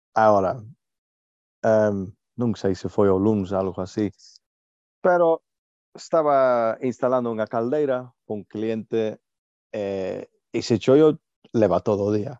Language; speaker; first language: Galician; non-native, local second language; Spanish